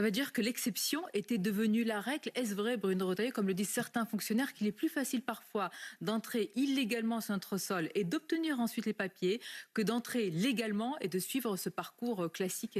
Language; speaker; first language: French; native; French